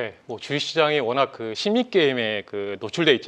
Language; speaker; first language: Korean; native; Korean